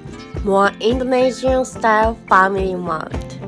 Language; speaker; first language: English; non-native, fluent; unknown